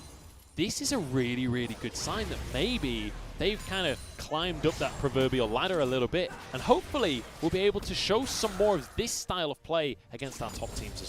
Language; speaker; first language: English; native; English